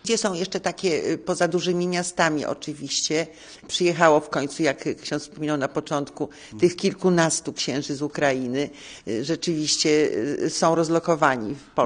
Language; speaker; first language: Polish; native; Polish